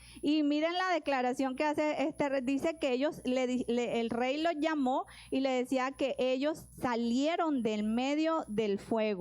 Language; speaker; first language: Spanish; native; Spanish